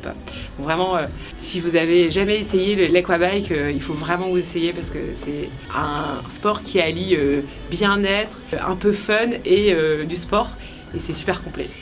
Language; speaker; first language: French; native; French